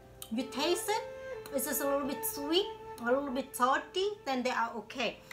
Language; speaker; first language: English; non-native, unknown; Vietnamese